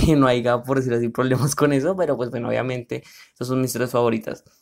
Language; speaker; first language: Spanish; native; Spanish